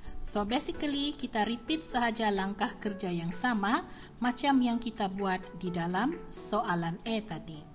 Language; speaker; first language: Malay; native; Malay